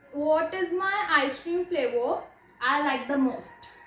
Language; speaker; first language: English; non-native, local second language; Hindi